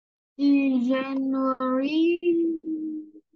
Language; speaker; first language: English; non-native, learner; Vietnamese